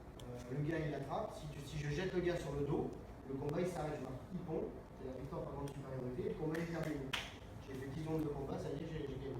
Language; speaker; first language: French; native; French